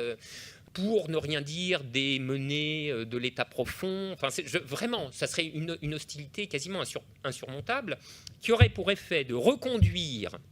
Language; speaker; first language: French; native; French